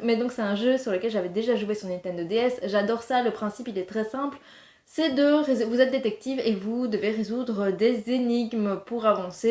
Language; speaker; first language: French; native; French